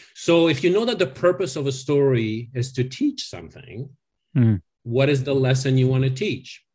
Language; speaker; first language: English; non-native, fluent; French